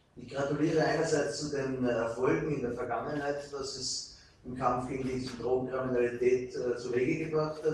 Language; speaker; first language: German; native; German